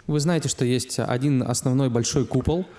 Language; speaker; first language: Russian; native; Russian